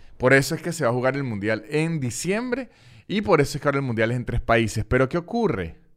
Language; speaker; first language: Spanish; native; Spanish